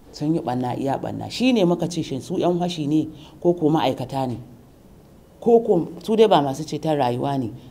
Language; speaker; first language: Hausa; native; Hausa